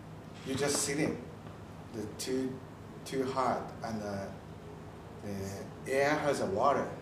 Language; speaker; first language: English; non-native, learner; Japanese